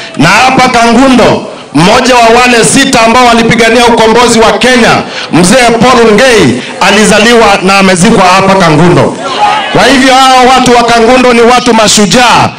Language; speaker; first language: Swahili; non-native, local second language; Kamba